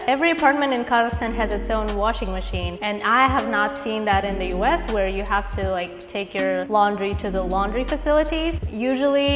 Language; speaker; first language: English; non-native, fluent; Kazakh